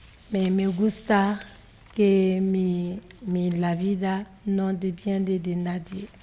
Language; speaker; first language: Spanish; non-native, learner; French